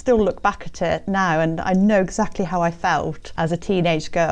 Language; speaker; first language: English; native; English